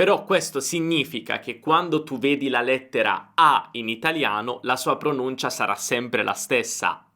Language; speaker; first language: Italian; native; Italian